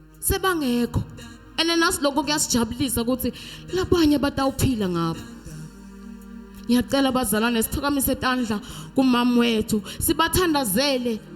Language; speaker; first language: Zulu; non-native, local second language; Swati